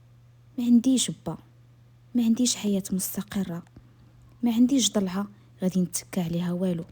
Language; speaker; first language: Arabic; native; Arabic